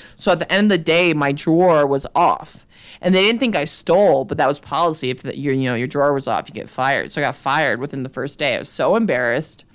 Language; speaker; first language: English; native; English